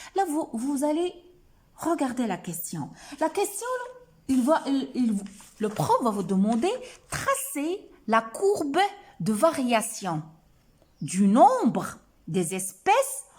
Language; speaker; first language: French; non-native, local second language; Arabic